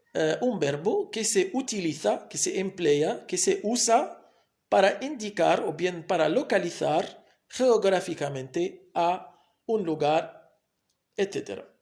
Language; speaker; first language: Spanish; non-native, fluent; Arabic